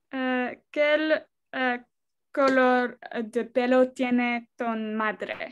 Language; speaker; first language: Spanish; non-native, learner; English